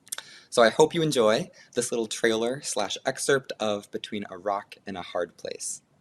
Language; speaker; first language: English; native; English